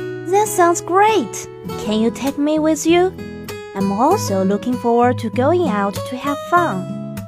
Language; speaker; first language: English; non-native, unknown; Chinese